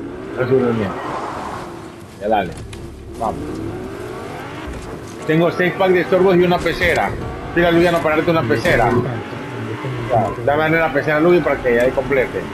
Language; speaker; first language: Spanish; native; Spanish